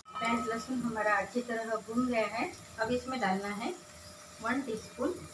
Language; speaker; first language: Hindi; non-native, local second language; Marathi